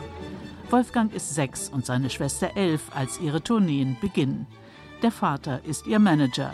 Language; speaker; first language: German; native; German